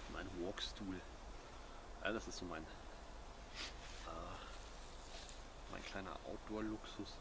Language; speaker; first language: German; native; German